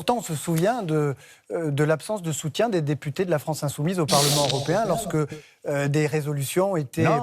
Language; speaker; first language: French; native; French